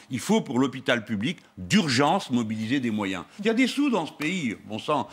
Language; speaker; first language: French; native; French